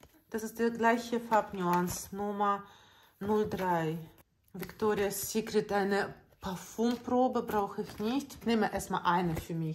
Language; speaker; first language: German; non-native, learner; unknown